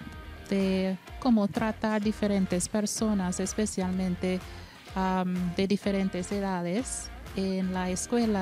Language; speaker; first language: Spanish; non-native, fluent; English